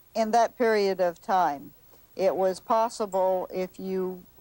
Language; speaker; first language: English; native; English